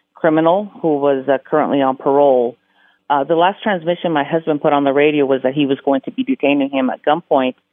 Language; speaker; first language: English; early bilingual, other home language; Spanish